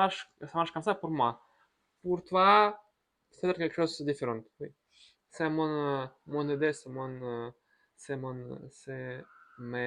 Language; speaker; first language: French; non-native, learner; Russian